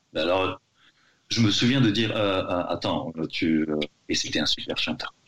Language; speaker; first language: French; early bilingual, heritage; Spanish